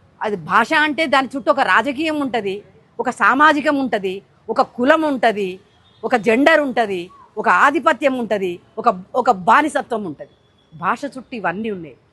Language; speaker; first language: Telugu; native; Telugu